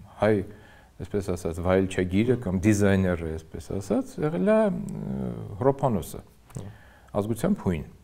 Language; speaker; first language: Armenian; native; Armenian